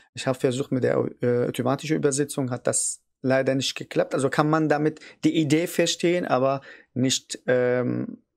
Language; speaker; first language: German; non-native, fluent; Arabic